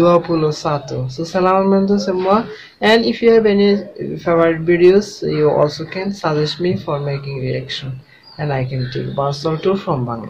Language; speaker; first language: English; non-native, local second language; Bangla